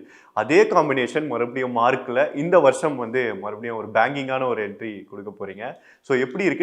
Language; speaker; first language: Tamil; native; Tamil